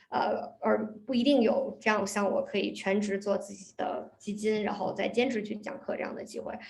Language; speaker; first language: Chinese; early bilingual, heritage; Chinese